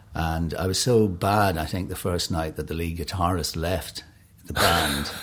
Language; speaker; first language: English; native; English